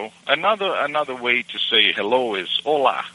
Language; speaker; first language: English; non-native, fluent; Portuguese